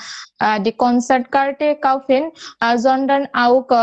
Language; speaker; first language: German; non-native, learner; Bangla